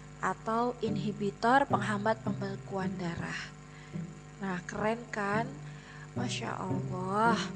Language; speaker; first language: Indonesian; native; Indonesian